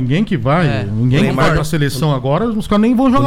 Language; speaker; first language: Portuguese; native; Portuguese